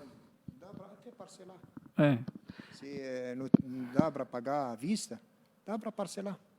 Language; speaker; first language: Portuguese; non-native, learner; Arabic